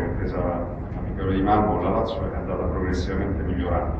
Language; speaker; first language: Italian; native; Italian